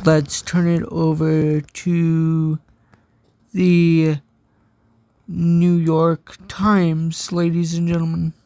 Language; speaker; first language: English; native; English